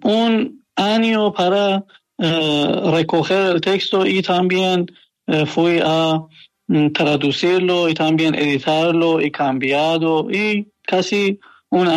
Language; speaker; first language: Spanish; non-native, learner; Persian